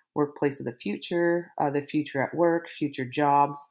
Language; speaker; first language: English; non-native, local second language; French